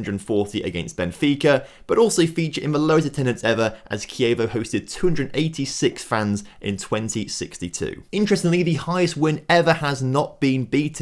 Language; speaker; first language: English; native; English